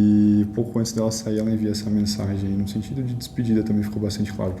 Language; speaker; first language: Portuguese; native; Portuguese